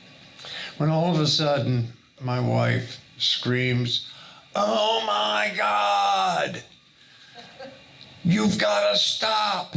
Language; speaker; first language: English; native; English